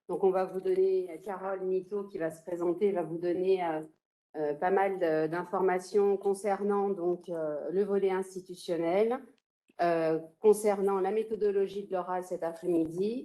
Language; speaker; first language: French; native; French